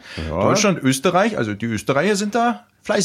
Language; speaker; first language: German; native; German